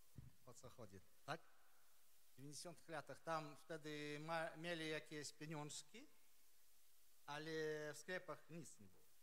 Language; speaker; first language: Polish; non-native, learner; Ukrainian